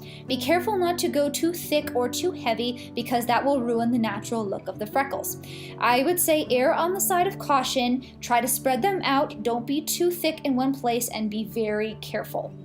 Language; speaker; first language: English; native; English